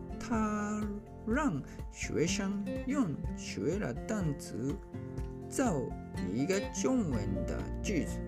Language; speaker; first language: Chinese; non-native, learner; Japanese